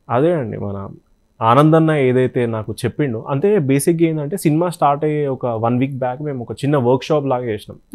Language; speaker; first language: Telugu; native; Telugu